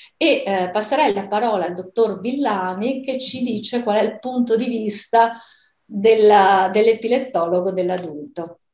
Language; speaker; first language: Italian; native; Italian